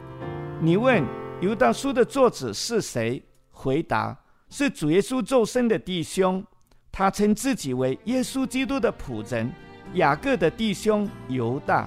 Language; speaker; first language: Chinese; native; Chinese